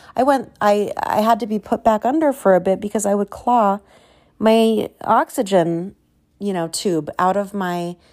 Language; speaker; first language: English; native; English